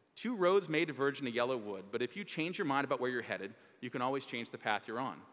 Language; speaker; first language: English; native; English